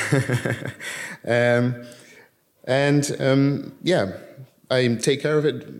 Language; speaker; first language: English; early bilingual, other home language; Dutch